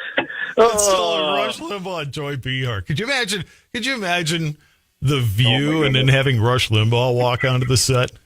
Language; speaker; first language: English; native; English